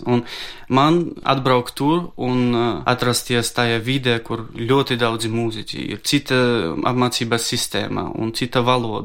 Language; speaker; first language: Latvian; non-native, local second language; Russian